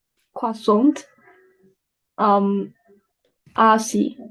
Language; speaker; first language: French; non-native, learner; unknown